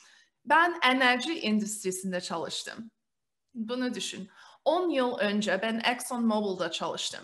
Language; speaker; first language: Turkish; early bilingual, heritage; Turkish